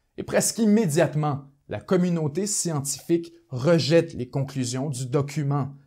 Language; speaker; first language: French; native; French